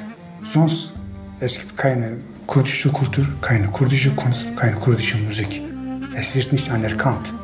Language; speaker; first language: German; non-native, learner; Kurdish